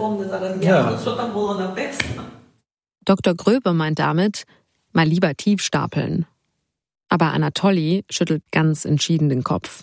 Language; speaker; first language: German; native; German